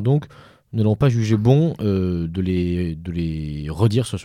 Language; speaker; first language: French; native; French